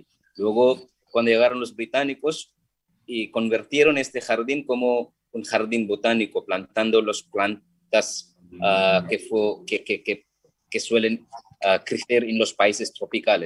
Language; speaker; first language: Spanish; non-native, fluent; Sinhala